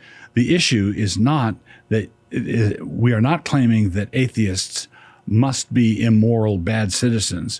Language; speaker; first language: English; native; English